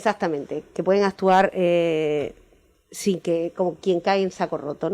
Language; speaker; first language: Spanish; native; Spanish